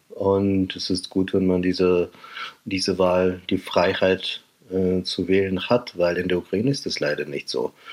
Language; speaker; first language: German; non-native, fluent; Russian